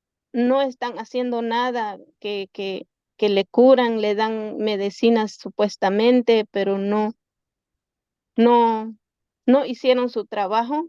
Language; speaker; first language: Spanish; non-native, local second language; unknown